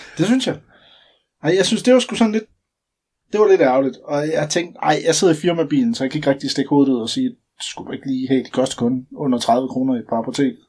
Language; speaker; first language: Danish; native; Danish